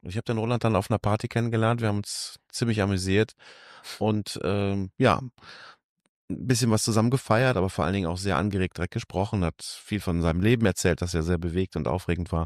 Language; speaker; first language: German; native; German